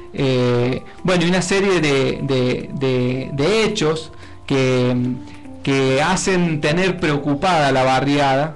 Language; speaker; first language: Spanish; native; Spanish